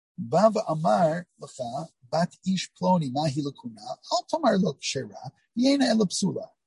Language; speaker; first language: Hebrew; non-native, fluent; English